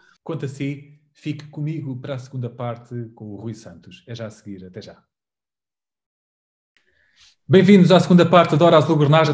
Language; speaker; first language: Portuguese; native; Portuguese